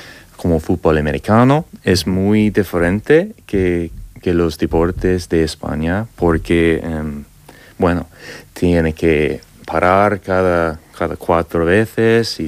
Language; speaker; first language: Spanish; non-native, fluent; English